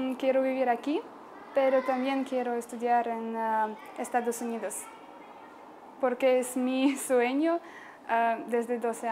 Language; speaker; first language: Spanish; non-native, learner; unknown